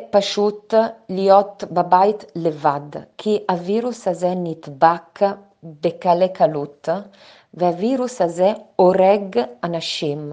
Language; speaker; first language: Hebrew; non-native, fluent; Italian